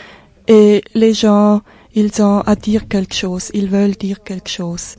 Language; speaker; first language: French; non-native, local second language; German